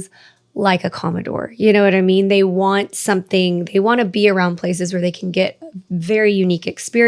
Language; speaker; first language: English; native; English